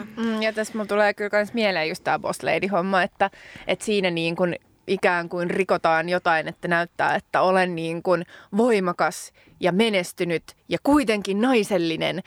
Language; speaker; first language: Finnish; non-native, local second language; Swedish